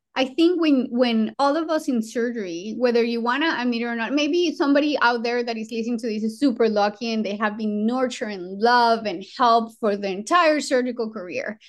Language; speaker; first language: English; non-native, fluent; Spanish